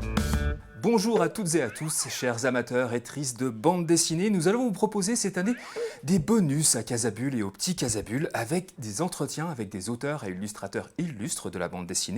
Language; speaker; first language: French; native; French